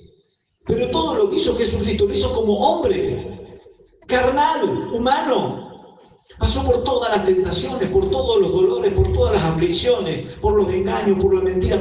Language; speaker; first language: Spanish; native; Spanish